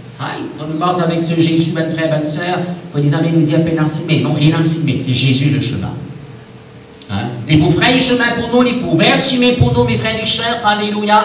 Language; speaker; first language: French; non-native, local second language; Morisyen